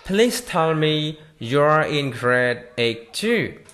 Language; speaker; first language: English; non-native, learner; Khmer